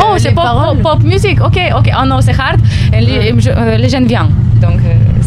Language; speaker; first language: French; non-native, learner; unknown